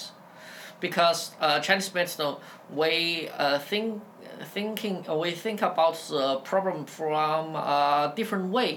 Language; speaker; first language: English; non-native, fluent; Chinese